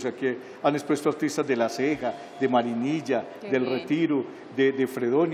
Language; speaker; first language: Spanish; native; Spanish